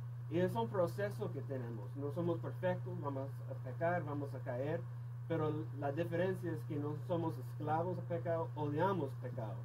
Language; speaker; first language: Spanish; non-native, fluent; English